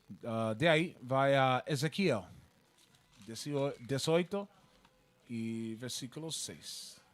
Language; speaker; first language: Portuguese; non-native, learner; Spanish